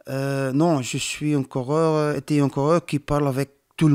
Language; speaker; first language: French; non-native, learner; Dutch